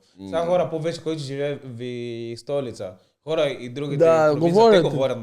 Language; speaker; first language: Bulgarian; non-native, learner; Portuguese